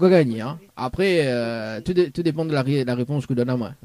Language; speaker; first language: French; native; French